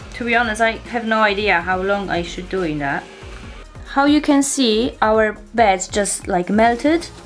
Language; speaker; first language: English; non-native, learner; Polish